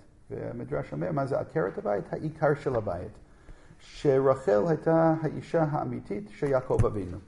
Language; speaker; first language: Hebrew; non-native, fluent; English